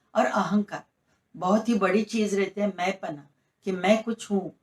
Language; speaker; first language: Hindi; non-native, local second language; Marathi